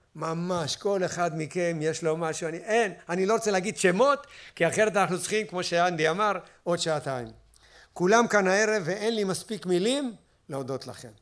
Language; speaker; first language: Hebrew; native; Hebrew